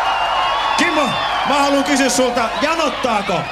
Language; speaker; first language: Finnish; native; Finnish